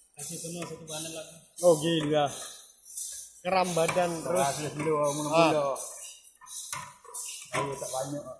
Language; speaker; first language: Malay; non-native, local second language; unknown